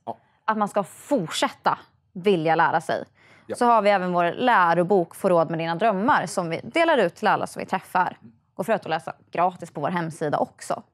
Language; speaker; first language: Swedish; native; Swedish